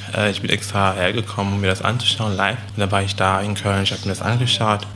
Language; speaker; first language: German; non-native, fluent; French